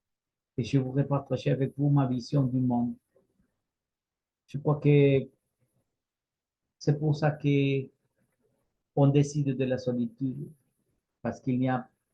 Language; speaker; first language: French; non-native, fluent; Spanish